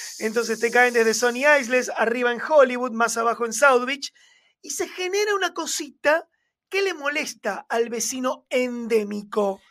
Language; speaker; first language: Spanish; native; Spanish